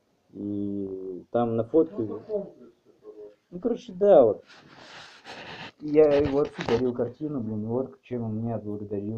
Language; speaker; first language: Russian; native; Russian